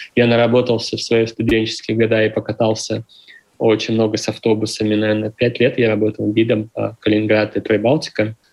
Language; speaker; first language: Russian; native; Russian